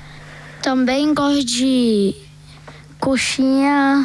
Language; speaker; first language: Portuguese; early bilingual, heritage; Portuguese